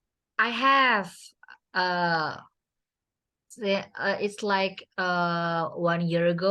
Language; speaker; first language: English; non-native, learner; Indonesian